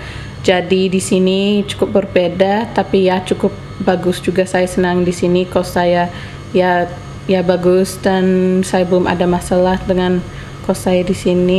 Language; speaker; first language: Indonesian; non-native, learner; English